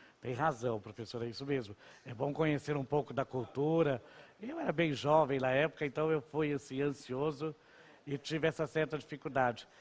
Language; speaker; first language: Portuguese; non-native, local second language; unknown